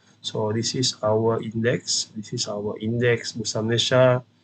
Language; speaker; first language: English; non-native, local second language; Malay